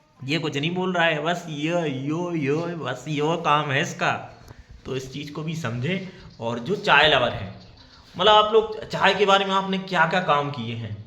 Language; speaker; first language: Hindi; native; Hindi